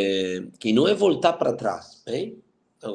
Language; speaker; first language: Portuguese; non-native, fluent; Spanish